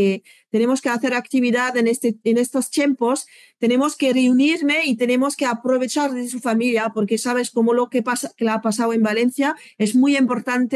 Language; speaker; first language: Spanish; non-native, fluent; French